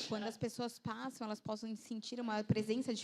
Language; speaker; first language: Portuguese; native; Portuguese